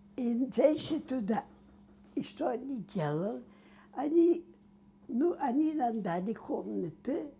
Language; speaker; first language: Russian; non-native, local second language; Yiddish